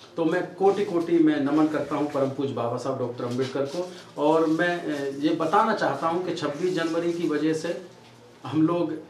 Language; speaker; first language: Hindi; native; Hindi